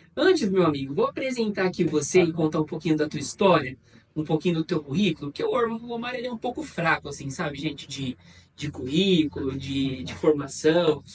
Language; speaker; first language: Portuguese; native; Portuguese